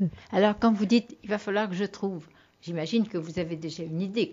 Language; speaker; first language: French; native; French